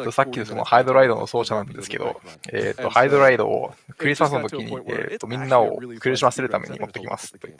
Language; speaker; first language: Japanese; native; Japanese